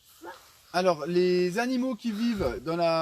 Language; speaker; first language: French; native; French